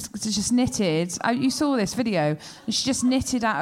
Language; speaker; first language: English; native; English